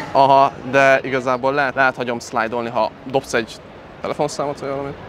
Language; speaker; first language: Hungarian; early bilingual, other home language; Chinese